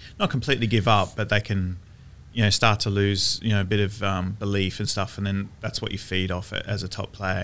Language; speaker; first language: English; native; English